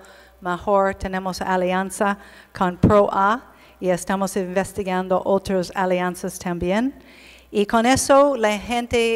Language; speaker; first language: Spanish; non-native, learner; English